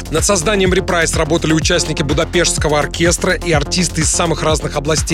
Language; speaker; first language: Russian; native; Russian